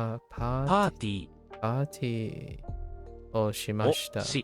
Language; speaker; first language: Japanese; non-native, learner; English